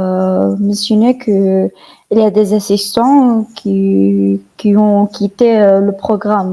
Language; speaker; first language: French; non-native, fluent; Arabic